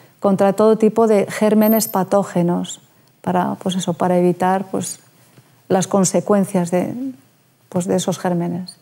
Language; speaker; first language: Spanish; native; Spanish